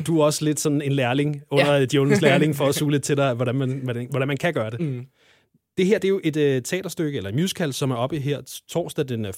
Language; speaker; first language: Danish; native; Danish